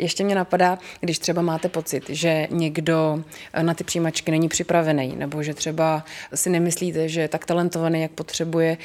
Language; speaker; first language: Czech; native; Czech